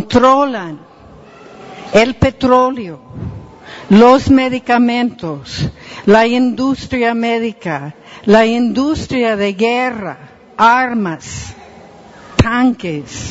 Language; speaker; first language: Spanish; non-native, fluent; English